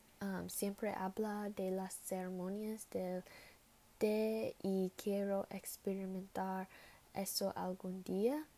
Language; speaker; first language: Spanish; non-native, learner; English